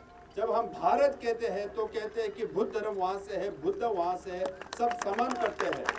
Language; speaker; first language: Hindi; non-native, learner; Tibetan